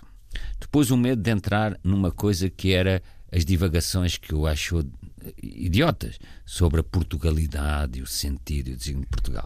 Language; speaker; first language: Portuguese; native; Portuguese